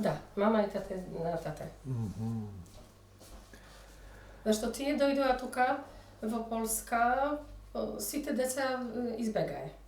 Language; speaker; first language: Macedonian; early bilingual, heritage; Polish